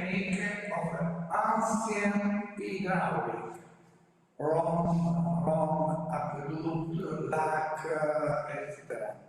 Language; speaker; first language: English; non-native, learner; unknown